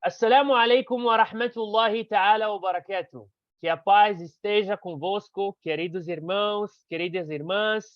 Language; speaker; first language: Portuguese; non-native, fluent; Arabic